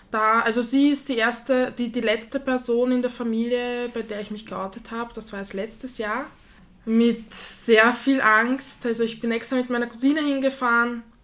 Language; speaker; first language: German; early bilingual, other home language; Slovak